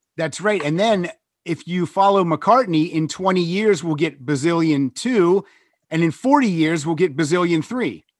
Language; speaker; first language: English; native; English